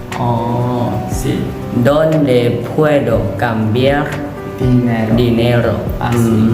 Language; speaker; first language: Spanish; non-native, learner; Thai